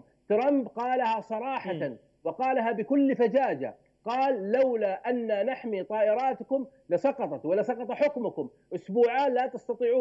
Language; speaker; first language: Arabic; native; Arabic